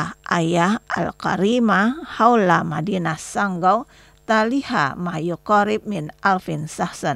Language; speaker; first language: Arabic; non-native, local second language; Indonesian